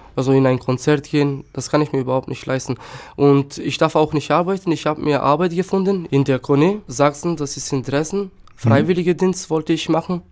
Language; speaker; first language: German; non-native, fluent; Turkish